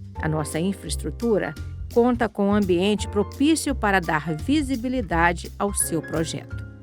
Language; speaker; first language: Portuguese; native; Portuguese